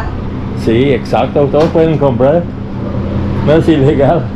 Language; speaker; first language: Spanish; non-native, learner; English